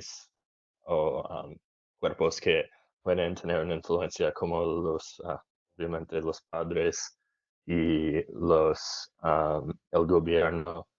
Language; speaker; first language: Spanish; non-native, learner; English